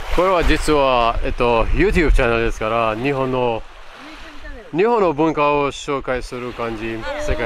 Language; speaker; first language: Japanese; non-native, learner; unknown